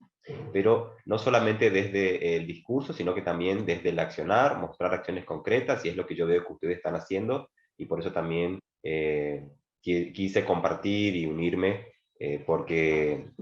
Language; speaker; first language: Spanish; native; Spanish